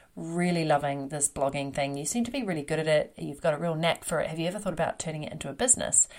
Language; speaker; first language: English; native; English